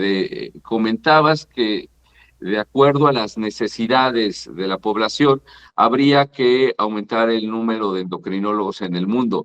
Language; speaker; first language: Spanish; native; Spanish